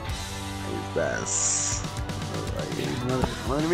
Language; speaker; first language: Spanish; native; Spanish